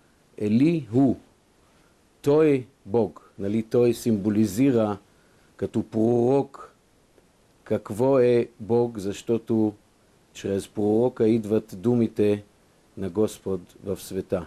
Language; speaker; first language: Bulgarian; non-native, fluent; Hebrew